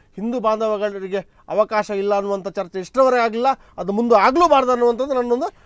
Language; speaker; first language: Kannada; native; Kannada